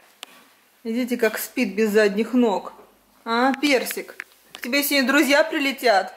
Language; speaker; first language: Russian; native; Russian